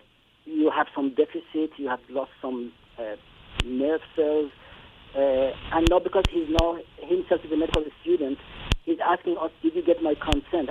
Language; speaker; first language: English; non-native, fluent; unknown